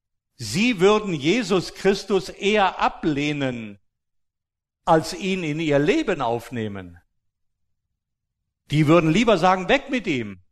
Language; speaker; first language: German; native; German